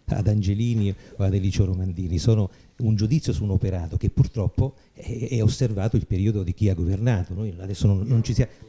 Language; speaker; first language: Italian; native; Italian